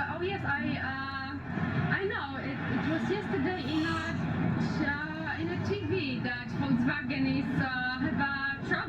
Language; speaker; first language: English; non-native, learner; Polish